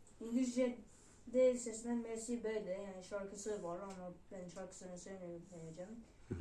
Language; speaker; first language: Turkish; non-native, learner; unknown